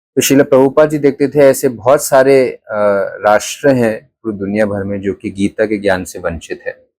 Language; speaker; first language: Hindi; native; Hindi